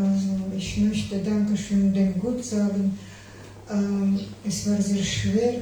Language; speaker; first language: German; non-native, learner; Ukrainian